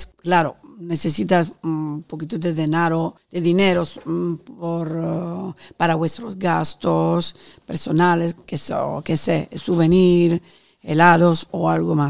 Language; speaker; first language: Spanish; non-native, fluent; Italian